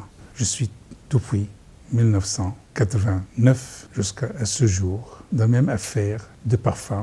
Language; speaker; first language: French; non-native, fluent; Arabic